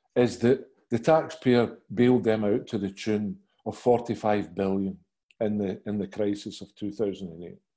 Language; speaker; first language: English; native; English